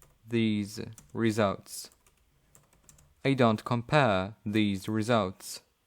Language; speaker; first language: English; non-native, fluent; Polish